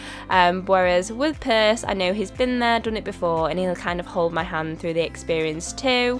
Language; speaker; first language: English; native; English